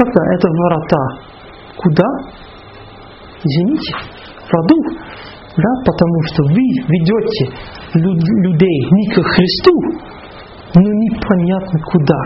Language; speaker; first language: Russian; non-native, fluent; Dutch